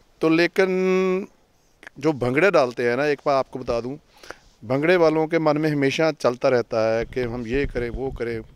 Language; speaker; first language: Hindi; non-native, local second language; Punjabi